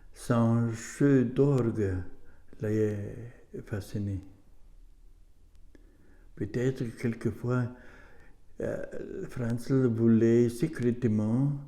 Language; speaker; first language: French; non-native, learner; German